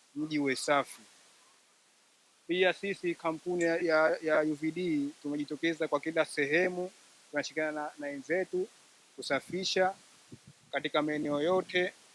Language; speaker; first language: Swahili; native; Swahili